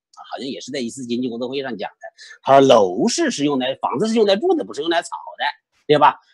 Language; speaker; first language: Chinese; native; Chinese